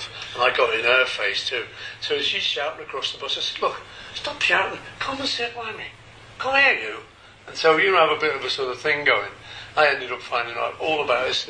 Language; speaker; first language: English; native; English